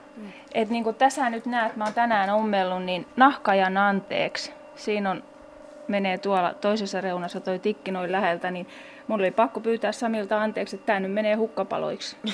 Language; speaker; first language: Finnish; native; Finnish